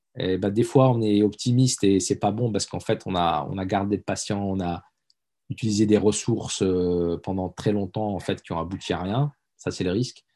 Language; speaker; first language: French; early bilingual, other home language; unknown